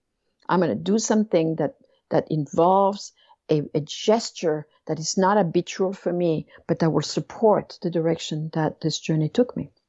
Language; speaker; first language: English; non-native, fluent; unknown